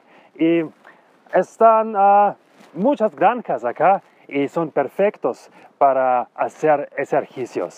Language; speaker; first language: Spanish; non-native, learner; German